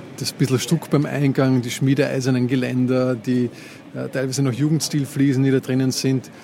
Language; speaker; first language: German; native; German